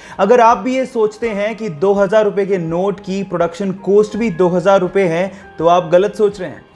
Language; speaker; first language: Hindi; native; Hindi